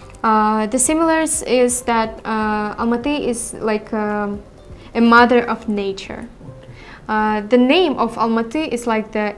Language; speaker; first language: English; non-native, learner; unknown